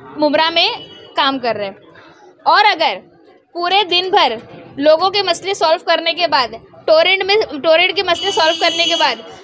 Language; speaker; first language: Hindi; native; Hindi